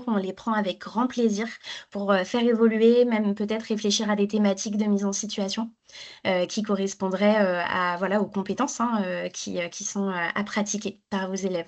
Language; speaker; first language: French; native; French